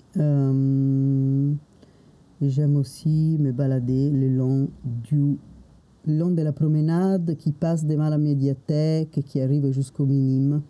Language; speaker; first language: French; non-native, fluent; Italian